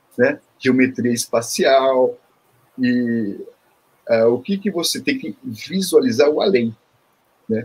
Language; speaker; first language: Portuguese; early bilingual, other home language; Korean